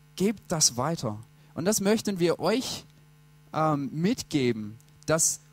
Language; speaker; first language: German; non-native, fluent; English